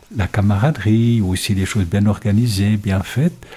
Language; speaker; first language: French; native; French